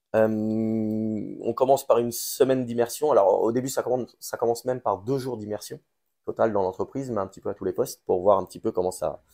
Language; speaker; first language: French; native; French